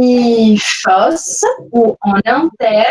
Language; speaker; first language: French; non-native, fluent; Portuguese